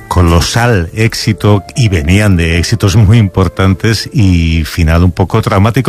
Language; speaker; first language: Spanish; native; Spanish